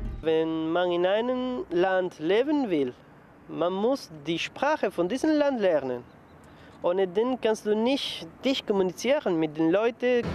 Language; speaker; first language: German; non-native, learner; Spanish